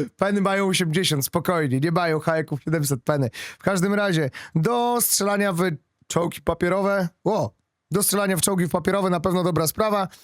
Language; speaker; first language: Polish; native; Polish